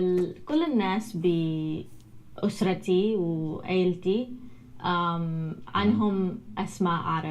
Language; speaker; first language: Arabic; non-native, learner; English